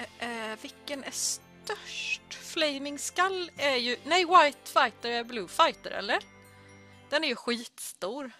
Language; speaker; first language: Swedish; native; Swedish